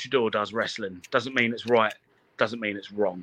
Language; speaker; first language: English; native; English